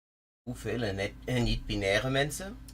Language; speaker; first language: Dutch; non-native, learner; English